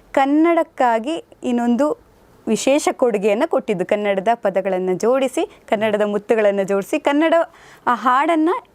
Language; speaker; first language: Kannada; native; Kannada